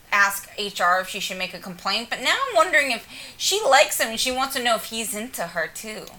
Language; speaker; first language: English; native; English